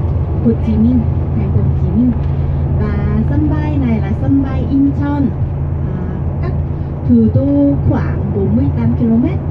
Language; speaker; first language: Vietnamese; non-native, learner; Korean